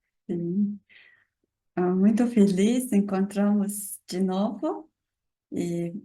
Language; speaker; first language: Portuguese; non-native, learner; Mongolian